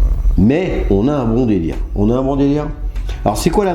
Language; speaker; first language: French; native; French